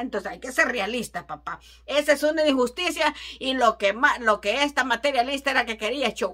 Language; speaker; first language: Spanish; native; Spanish